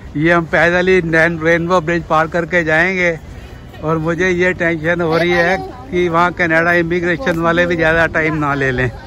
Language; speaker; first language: Hindi; native; Hindi